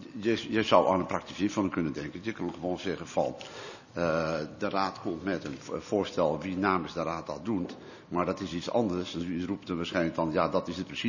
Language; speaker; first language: Dutch; native; Dutch